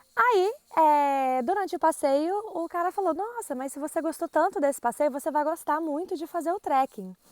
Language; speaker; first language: Portuguese; native; Portuguese